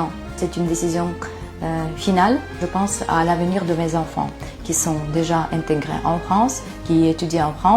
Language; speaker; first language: French; non-native, fluent; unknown